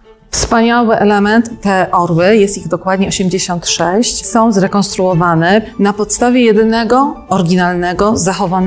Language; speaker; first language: Polish; native; Polish